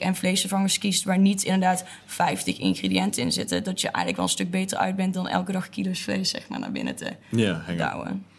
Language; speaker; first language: Dutch; native; Dutch